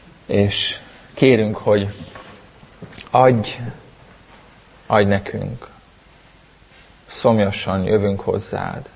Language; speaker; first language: Hungarian; native; Hungarian